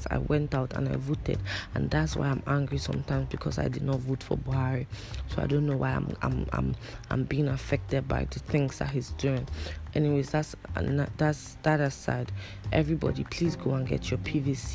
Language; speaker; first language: English; non-native, local second language; Igbo